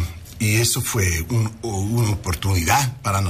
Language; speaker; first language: Spanish; non-native, learner; English